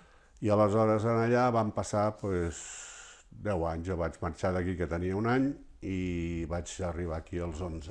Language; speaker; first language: Catalan; early bilingual, heritage; Catalan